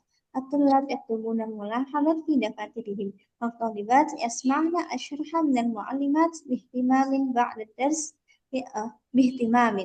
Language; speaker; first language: Arabic; non-native, fluent; Indonesian